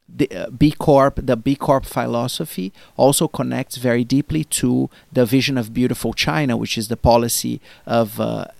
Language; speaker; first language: English; non-native, fluent; Portuguese